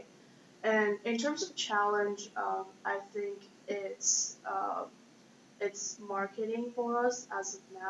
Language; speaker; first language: English; non-native, fluent; Chinese